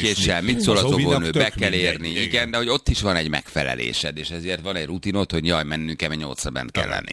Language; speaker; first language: Hungarian; native; Hungarian